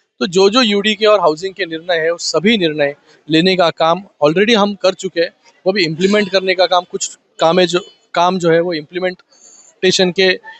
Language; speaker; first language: Hindi; non-native, local second language; Marathi